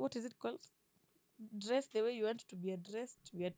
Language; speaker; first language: English; non-native, local second language; Swahili